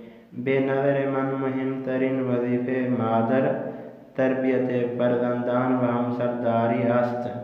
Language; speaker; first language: Persian; non-native, fluent; Urdu